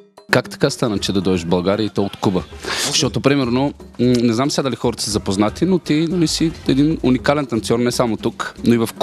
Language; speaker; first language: Bulgarian; native; Bulgarian